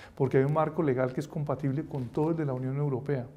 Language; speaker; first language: Spanish; native; Spanish